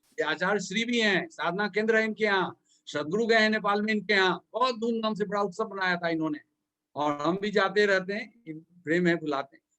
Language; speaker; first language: Hindi; native; Hindi